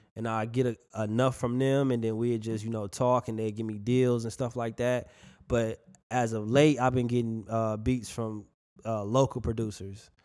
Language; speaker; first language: English; native; English